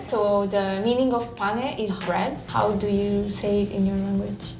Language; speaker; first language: English; non-native, fluent; Italian